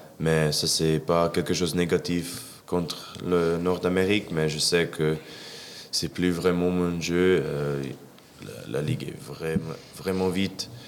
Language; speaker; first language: French; non-native, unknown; English